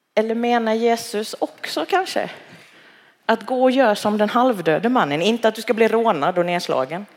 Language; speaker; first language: Swedish; early bilingual, other home language; Cantonese